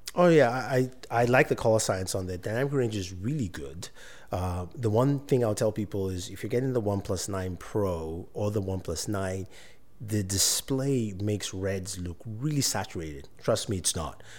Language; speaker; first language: English; non-native, local second language; Yoruba